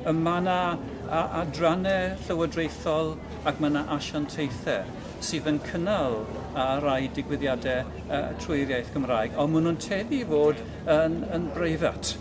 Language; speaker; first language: Welsh; native; Welsh